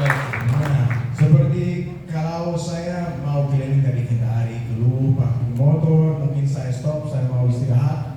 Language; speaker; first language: Indonesian; non-native, fluent; Danish